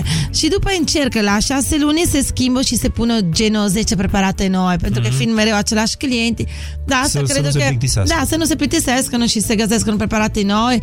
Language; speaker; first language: Romanian; non-native, fluent; Italian